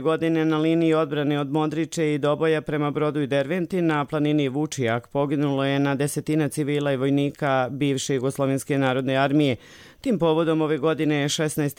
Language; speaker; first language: Croatian; native; Croatian